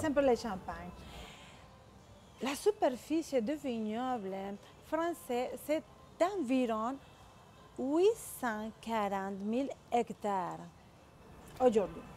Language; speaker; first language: French; non-native, fluent; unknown